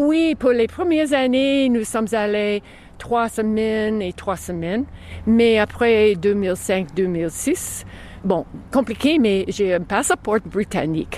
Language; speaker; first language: French; non-native, fluent; English